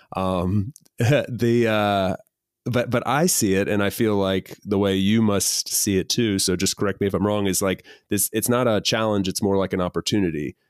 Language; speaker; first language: English; native; English